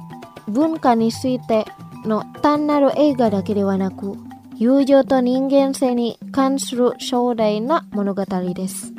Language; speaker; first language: Japanese; non-native, fluent; Indonesian